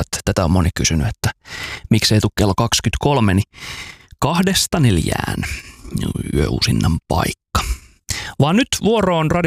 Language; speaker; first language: Finnish; native; Finnish